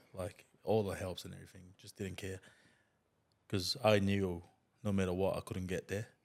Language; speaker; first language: English; non-native, fluent; Tongan